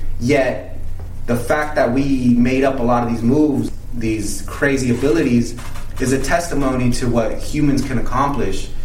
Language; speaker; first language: English; early bilingual, other home language; Spanish